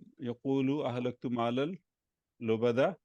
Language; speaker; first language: Arabic; non-native, fluent; Urdu